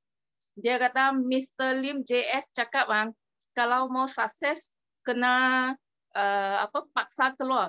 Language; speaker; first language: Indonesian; non-native, local second language; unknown